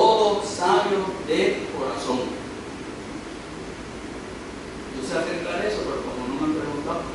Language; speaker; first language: Spanish; native; Spanish